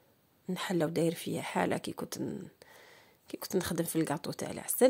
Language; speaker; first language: Arabic; native; Arabic